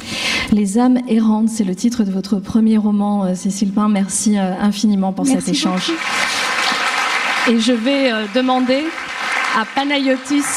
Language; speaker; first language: French; native; French